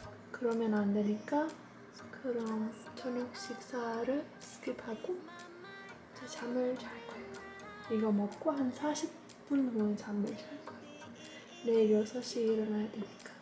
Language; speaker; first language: Korean; non-native, fluent; Persian